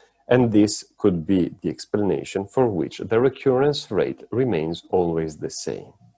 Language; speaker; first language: English; non-native, fluent; Italian